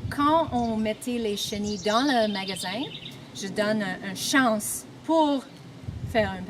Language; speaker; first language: French; non-native, local second language; English